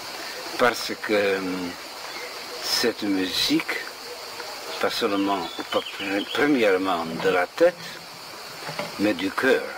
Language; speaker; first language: French; non-native, fluent; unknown